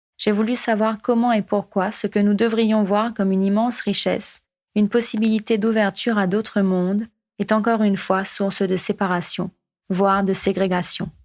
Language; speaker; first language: French; non-native, local second language; Morisyen